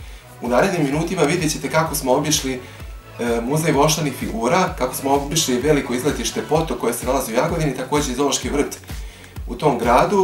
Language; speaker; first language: Bosnian; native; Bosnian